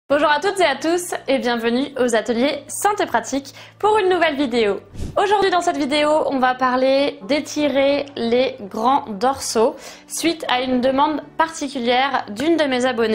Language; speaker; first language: French; native; French